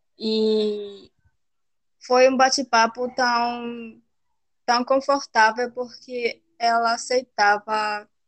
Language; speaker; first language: Portuguese; non-native, fluent; Spanish